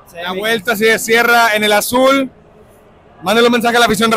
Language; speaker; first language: Spanish; native; Spanish